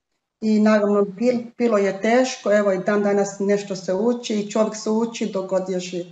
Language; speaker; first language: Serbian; non-native, local second language; Romany